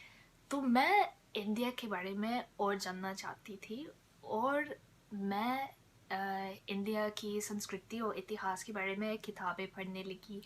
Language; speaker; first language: Hindi; non-native, fluent; English